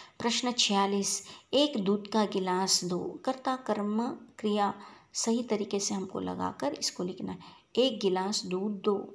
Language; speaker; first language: Hindi; non-native, local second language; Kannada